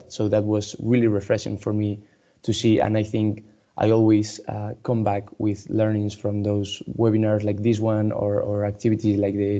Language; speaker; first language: English; non-native, fluent; Spanish